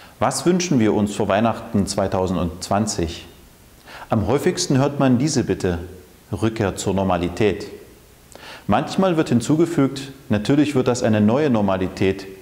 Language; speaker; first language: German; non-native, local second language; Upper Sorbian